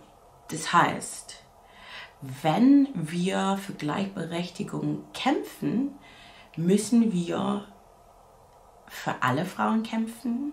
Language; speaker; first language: German; non-native, fluent; English